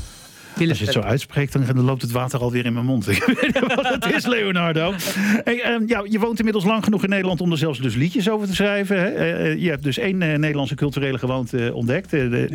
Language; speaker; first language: Dutch; native; Dutch